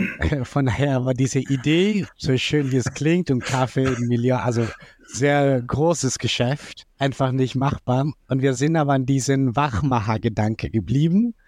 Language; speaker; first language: German; non-native, fluent; Spanish